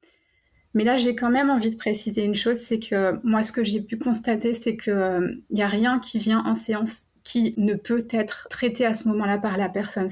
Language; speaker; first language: French; native; French